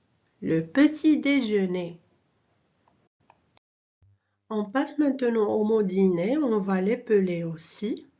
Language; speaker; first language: French; non-native, local second language; Arabic